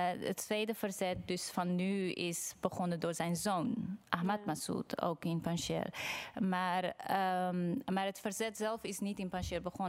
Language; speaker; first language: Dutch; non-native, fluent; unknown